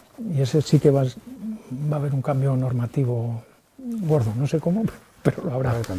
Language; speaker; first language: Spanish; native; Spanish